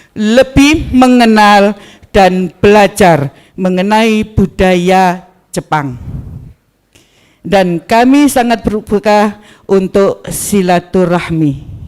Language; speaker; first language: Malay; non-native, local second language; Javanese